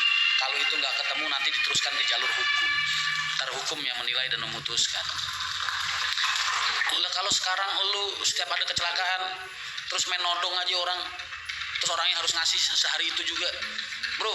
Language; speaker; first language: Indonesian; native; Indonesian